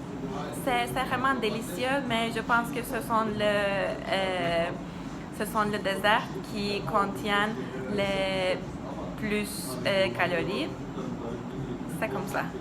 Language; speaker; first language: French; non-native, learner; Turkish